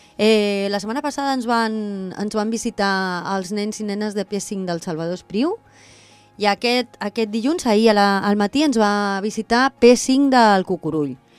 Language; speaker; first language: Catalan; non-native, local second language; Spanish